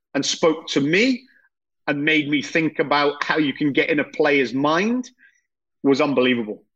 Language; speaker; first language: English; native; English